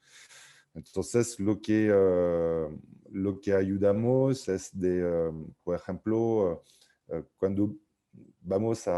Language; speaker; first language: Spanish; non-native, fluent; French